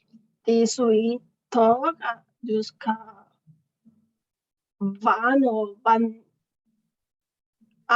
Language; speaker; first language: French; non-native, learner; Spanish